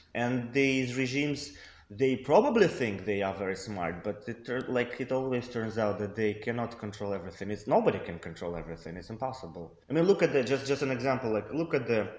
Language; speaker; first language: English; non-native, fluent; Russian